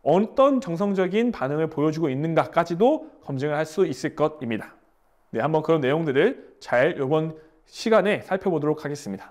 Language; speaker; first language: Korean; native; Korean